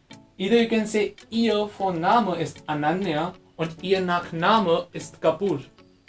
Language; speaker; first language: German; non-native, fluent; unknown